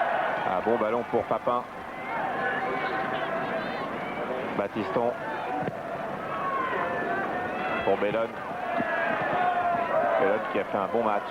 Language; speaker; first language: French; native; French